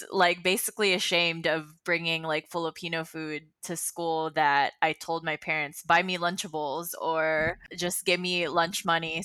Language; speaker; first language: English; non-native, local second language; Filipino